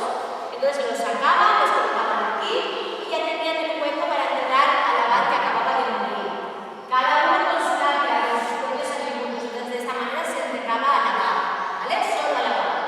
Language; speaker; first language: Spanish; native; Spanish